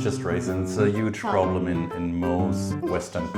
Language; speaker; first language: English; non-native, fluent; German